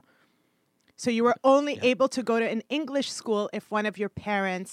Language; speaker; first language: English; native; English